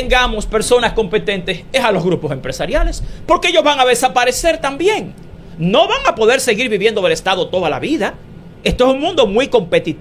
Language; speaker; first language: Spanish; native; Spanish